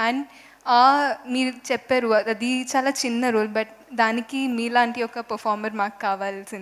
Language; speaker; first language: Telugu; non-native, fluent; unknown